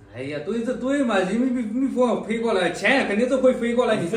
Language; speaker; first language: Chinese; native; Chinese